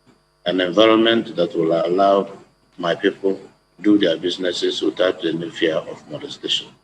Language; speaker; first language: English; non-native, local second language; Igbo